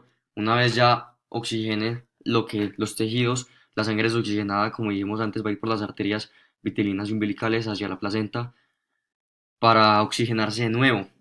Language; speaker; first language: Spanish; native; Spanish